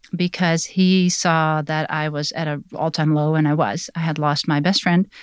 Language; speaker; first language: English; non-native, fluent; Dutch